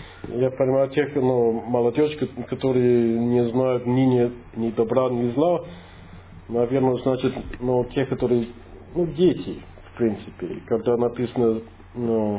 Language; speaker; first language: Russian; non-native, fluent; English